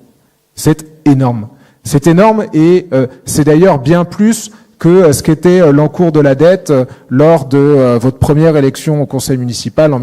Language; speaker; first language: French; native; French